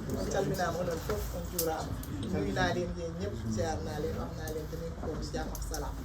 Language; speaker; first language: Wolof; non-native, local second language; Fula